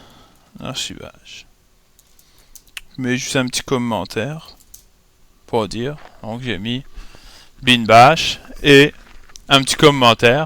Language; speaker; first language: French; native; French